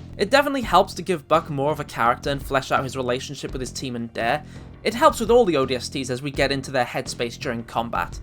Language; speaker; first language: English; native; English